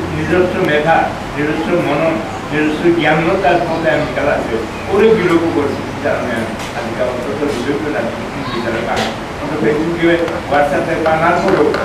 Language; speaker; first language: Bangla; non-native, local second language; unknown